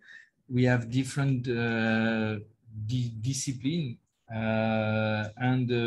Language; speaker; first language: English; non-native, learner; French